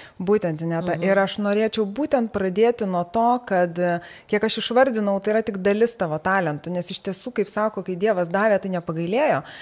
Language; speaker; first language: Lithuanian; native; Lithuanian